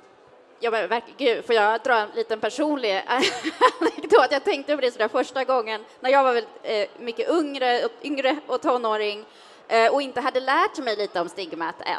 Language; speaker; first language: Swedish; native; Swedish